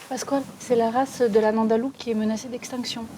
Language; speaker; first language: French; native; French